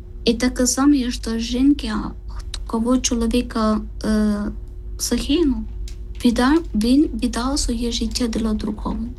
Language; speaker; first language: Ukrainian; non-native, learner; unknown